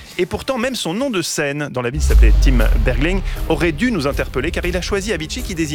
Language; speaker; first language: French; native; French